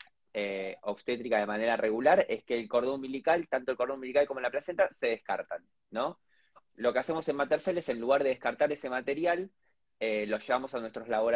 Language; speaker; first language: Spanish; native; Spanish